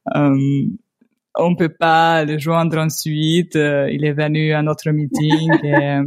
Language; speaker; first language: French; non-native, fluent; Hungarian